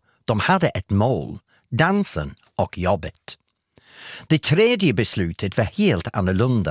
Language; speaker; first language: Swedish; non-native, fluent; English